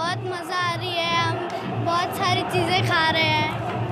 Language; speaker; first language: Hindi; non-native, local second language; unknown